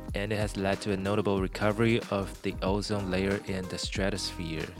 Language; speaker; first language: English; non-native, fluent; Chinese